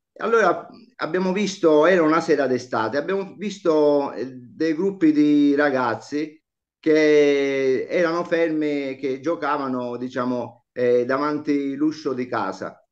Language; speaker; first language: Italian; native; Italian